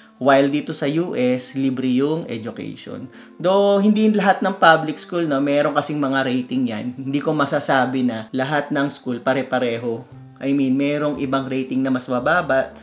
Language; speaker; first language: Filipino; native; Filipino